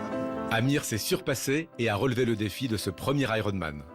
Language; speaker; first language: French; native; French